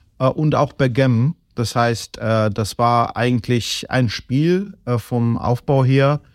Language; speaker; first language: German; non-native, fluent; Georgian